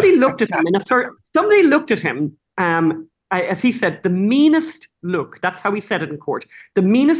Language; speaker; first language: English; native; English